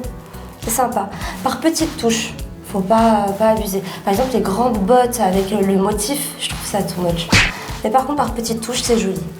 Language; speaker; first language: French; native; French